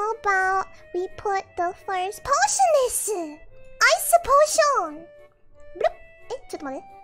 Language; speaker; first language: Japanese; non-native, learner; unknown